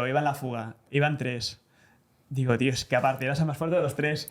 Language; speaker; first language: Spanish; native; Spanish